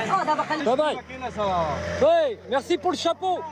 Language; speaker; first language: French; native; French